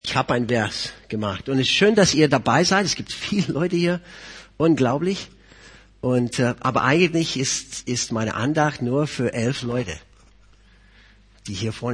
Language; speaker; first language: German; non-native, fluent; English